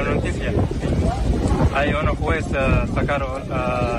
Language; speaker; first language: Spanish; non-native, learner; Arabic